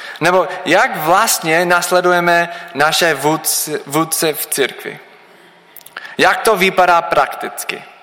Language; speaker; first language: Czech; non-native, learner; English